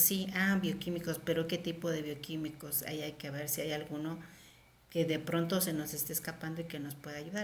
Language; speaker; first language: Spanish; native; Spanish